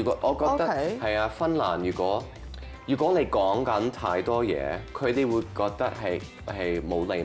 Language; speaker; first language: Cantonese; non-native, local second language; French